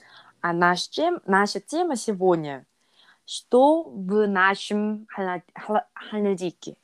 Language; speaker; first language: Russian; non-native, learner; Korean